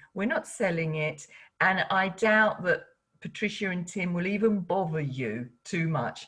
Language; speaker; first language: English; native; English